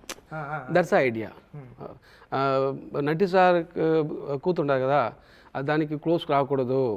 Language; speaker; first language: Telugu; non-native, local second language; Tamil